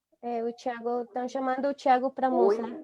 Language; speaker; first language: Portuguese; non-native, fluent; Spanish